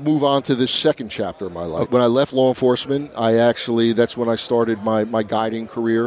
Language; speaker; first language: English; native; English